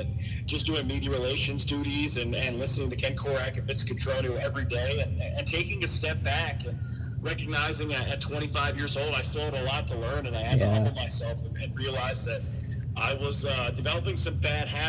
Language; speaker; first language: English; native; English